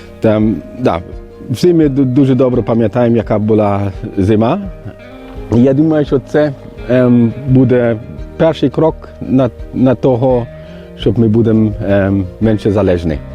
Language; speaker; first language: Polish; non-native, learner; Ukrainian